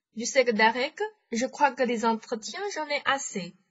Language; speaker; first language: French; non-native, fluent; Chinese